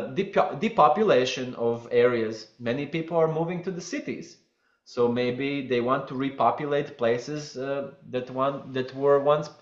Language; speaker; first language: English; non-native, fluent; Latvian